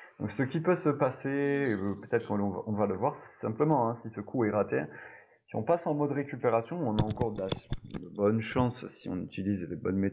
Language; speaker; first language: French; native; French